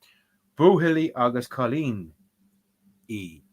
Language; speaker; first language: Irish; non-native, learner; English